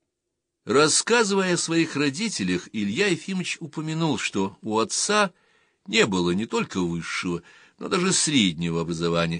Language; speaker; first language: Russian; native; Russian